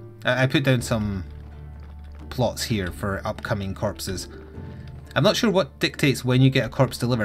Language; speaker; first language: English; native; English